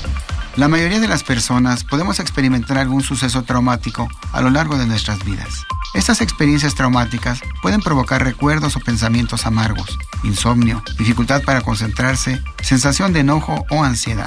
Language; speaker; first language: Spanish; native; Spanish